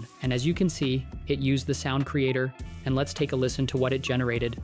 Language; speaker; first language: English; native; English